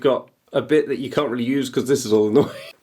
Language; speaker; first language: English; native; English